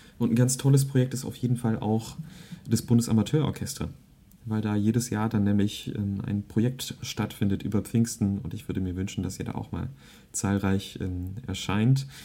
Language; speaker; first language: German; early bilingual, other home language; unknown